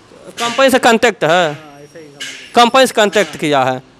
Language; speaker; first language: Hindi; native; Hindi